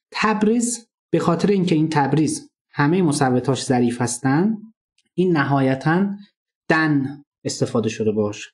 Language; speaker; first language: Persian; non-native, local second language; Azerbaijani